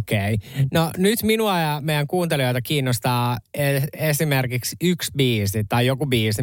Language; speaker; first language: Finnish; native; Finnish